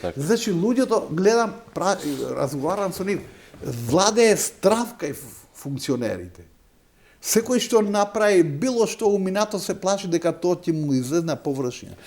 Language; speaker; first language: Macedonian; non-native, local second language; Albanian